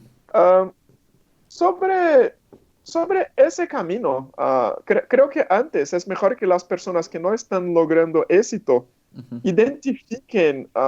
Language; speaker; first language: Spanish; non-native, fluent; Portuguese